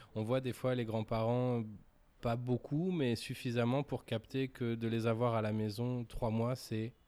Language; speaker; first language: French; native; French